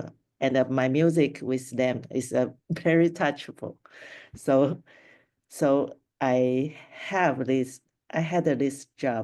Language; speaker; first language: English; non-native, local second language; Chinese